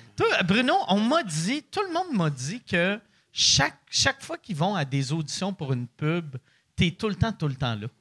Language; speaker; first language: French; native; French